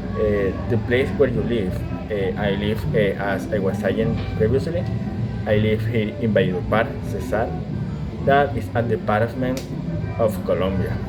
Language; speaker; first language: English; non-native, learner; Spanish